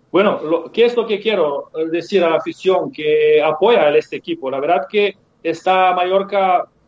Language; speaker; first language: Spanish; non-native, fluent; Serbian